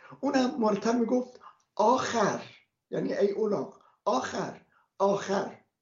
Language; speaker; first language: Persian; non-native, local second language; Kurdish